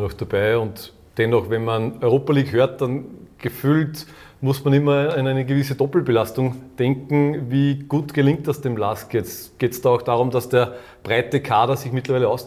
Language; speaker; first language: German; native; German